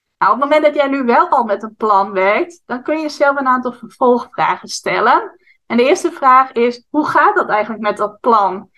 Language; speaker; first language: Dutch; native; Dutch